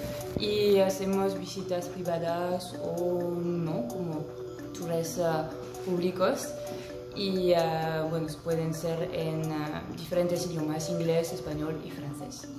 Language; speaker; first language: Spanish; non-native, fluent; French